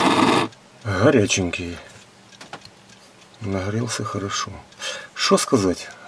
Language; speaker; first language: Russian; native; Russian